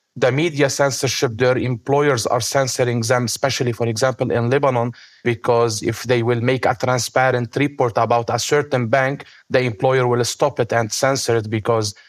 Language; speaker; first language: English; non-native, fluent; Arabic